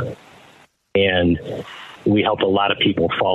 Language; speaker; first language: English; native; English